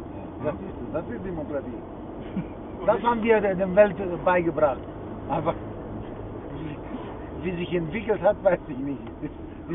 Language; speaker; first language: German; non-native, learner; Greek